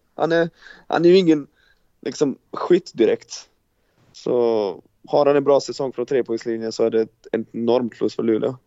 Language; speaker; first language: Swedish; non-native, fluent; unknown